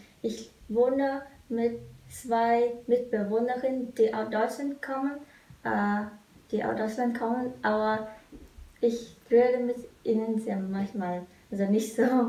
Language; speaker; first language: German; non-native, fluent; Vietnamese